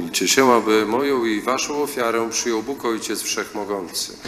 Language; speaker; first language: Polish; native; Polish